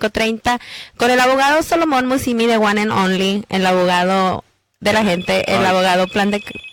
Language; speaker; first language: Spanish; native; Spanish